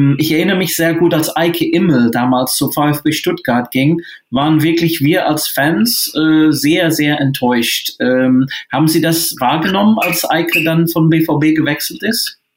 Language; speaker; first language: German; non-native, fluent; English